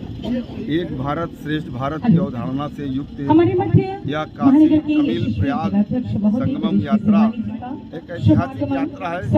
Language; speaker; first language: Hindi; native; Hindi